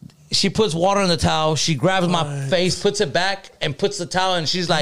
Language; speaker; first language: English; early bilingual, other home language; Spanish